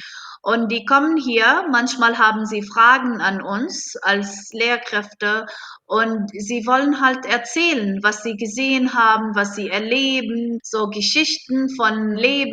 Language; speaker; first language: German; non-native, fluent; Arabic